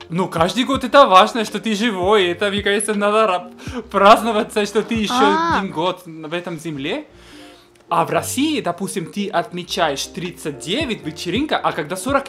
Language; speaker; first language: Russian; non-native, fluent; Spanish